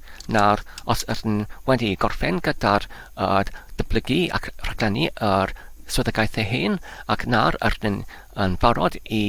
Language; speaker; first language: Welsh; non-native, learner; Polish